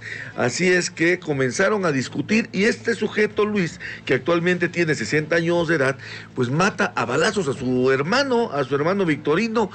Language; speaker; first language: Spanish; native; Spanish